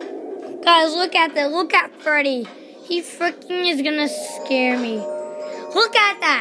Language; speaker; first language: English; native; English